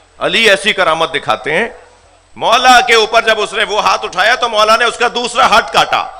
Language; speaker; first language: Urdu; non-native, local second language; Sindhi